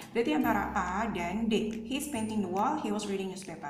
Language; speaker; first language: English; non-native, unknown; Indonesian